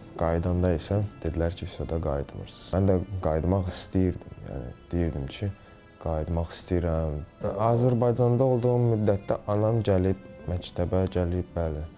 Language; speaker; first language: Azerbaijani; early bilingual, heritage; Azerbaijani